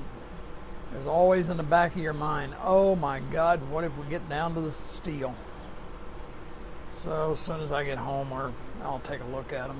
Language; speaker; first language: English; native; English